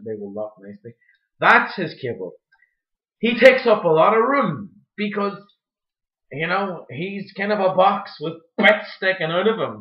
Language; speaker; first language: English; native; English